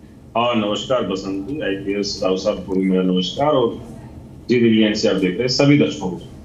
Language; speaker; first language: Hindi; native; Hindi